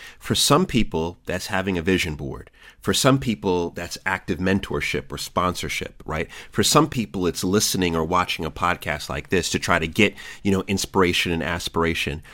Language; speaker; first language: English; native; English